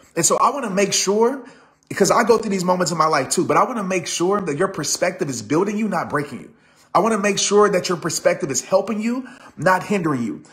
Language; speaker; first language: English; native; English